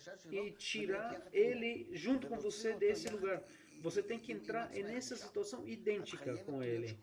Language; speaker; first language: Portuguese; non-native, fluent; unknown